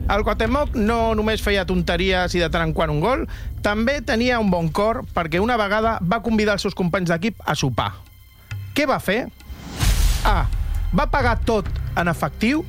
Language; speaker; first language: Catalan; native; Catalan